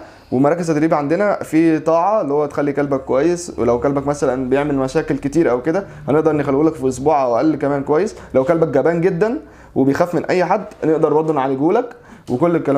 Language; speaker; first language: Arabic; native; Arabic